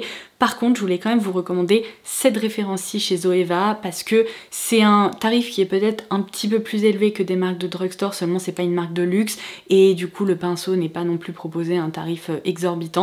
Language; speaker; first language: French; native; French